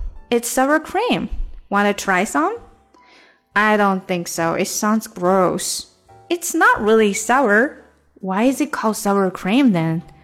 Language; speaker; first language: English; non-native, fluent; Chinese